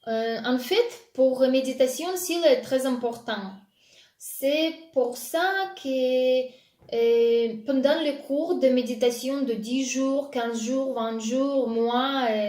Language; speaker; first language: French; non-native, fluent; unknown